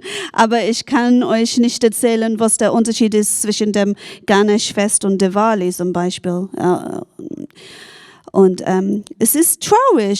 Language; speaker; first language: German; non-native, fluent; English